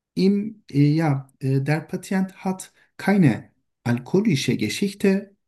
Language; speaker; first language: German; non-native, learner; Turkish